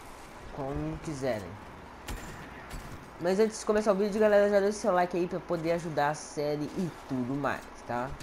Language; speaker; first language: Portuguese; native; Portuguese